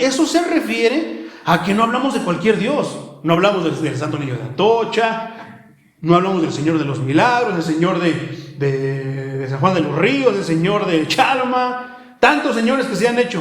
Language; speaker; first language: Spanish; native; Spanish